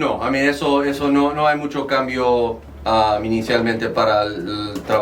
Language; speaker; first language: Spanish; early bilingual, heritage; Spanish